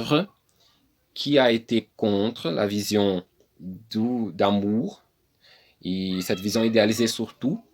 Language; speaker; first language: French; non-native, learner; Portuguese